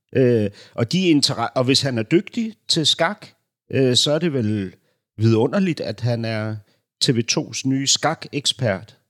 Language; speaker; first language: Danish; early bilingual, other home language; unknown